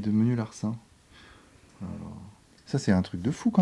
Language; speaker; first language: French; native; French